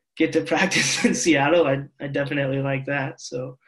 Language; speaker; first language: English; native; English